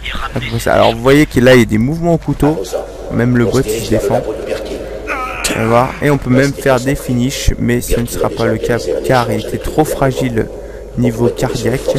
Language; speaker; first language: French; native; French